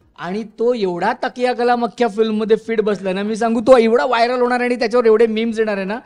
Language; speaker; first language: Marathi; native; Marathi